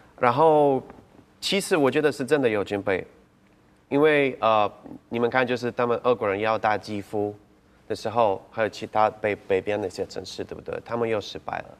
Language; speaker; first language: Chinese; non-native, fluent; Ukrainian